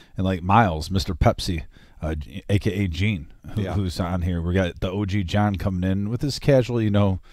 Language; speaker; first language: English; native; English